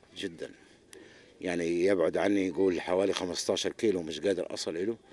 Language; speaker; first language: Arabic; native; Arabic